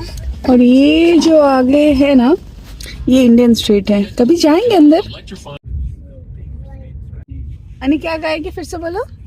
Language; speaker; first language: Hindi; non-native, local second language; Odia